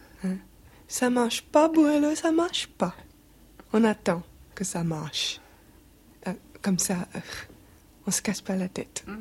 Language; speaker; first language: French; non-native, fluent; English